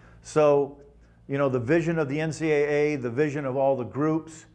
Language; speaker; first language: English; native; English